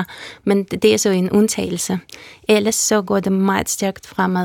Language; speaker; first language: Danish; non-native, fluent; Russian